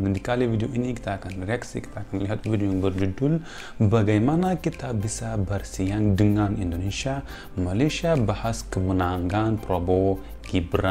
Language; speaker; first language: Indonesian; non-native, fluent; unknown